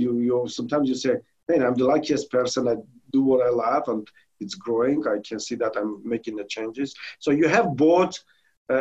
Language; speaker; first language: English; non-native, fluent; Armenian